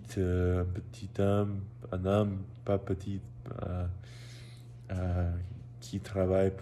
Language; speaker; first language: French; non-native, learner; English